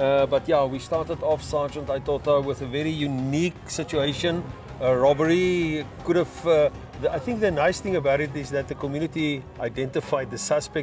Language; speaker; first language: English; non-native, local second language; Afrikaans